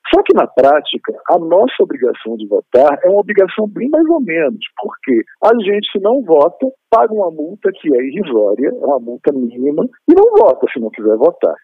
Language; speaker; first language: Portuguese; native; Portuguese